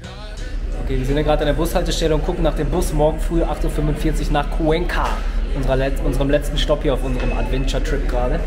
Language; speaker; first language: German; native; German